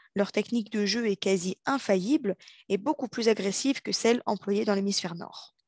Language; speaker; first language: French; native; French